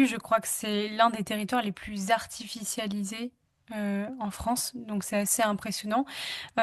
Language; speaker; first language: French; native; French